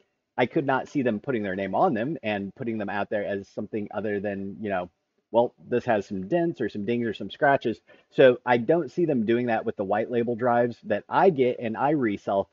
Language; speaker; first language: English; native; English